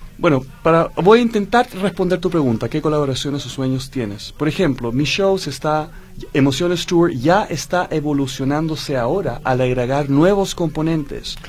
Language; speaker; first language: Spanish; early bilingual, heritage; Spanish